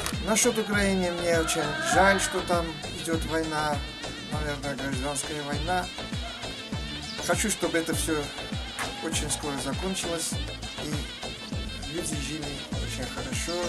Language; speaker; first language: Russian; non-native, fluent; Armenian